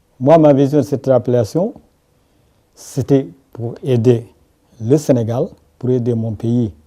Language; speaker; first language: French; non-native, local second language; Wolof